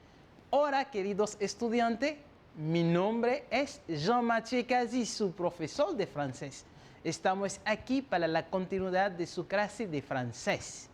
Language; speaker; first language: Spanish; non-native, fluent; French